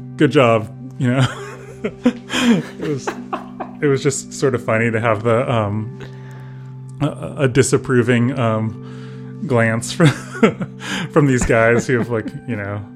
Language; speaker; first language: English; native; English